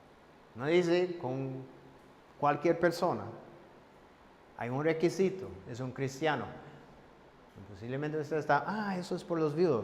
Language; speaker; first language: Spanish; non-native, fluent; English